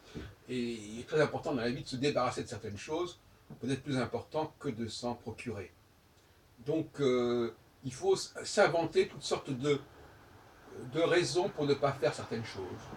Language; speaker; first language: French; native; French